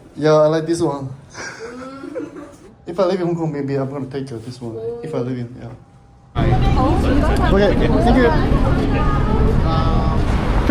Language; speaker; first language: English; non-native, learner; Korean